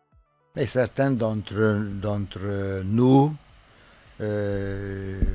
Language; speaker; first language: French; non-native, fluent; Romanian